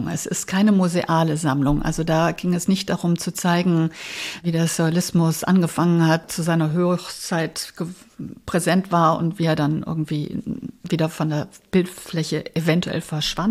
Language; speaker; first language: German; native; German